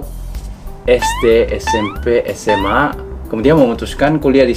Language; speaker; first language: Indonesian; non-native, fluent; Korean